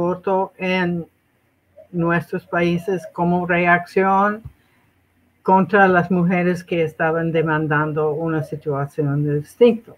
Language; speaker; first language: Spanish; non-native, fluent; English